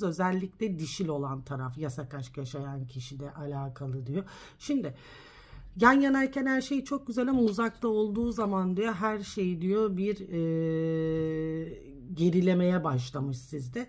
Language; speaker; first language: Turkish; early bilingual, heritage; Turkish